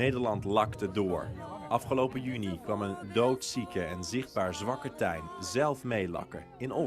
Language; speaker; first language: Dutch; native; Dutch